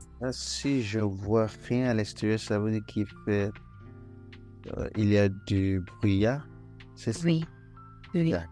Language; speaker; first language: French; non-native, fluent; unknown